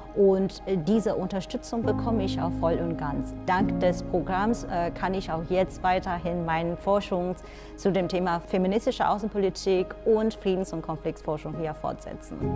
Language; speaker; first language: German; non-native, fluent; Burmese